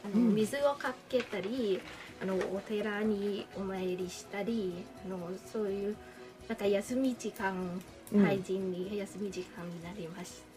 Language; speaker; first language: Japanese; non-native, learner; Thai